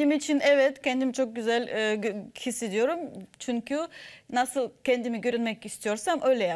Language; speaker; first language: Turkish; non-native, fluent; Russian